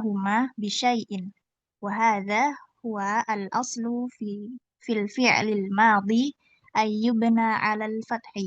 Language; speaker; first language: Arabic; non-native, learner; Indonesian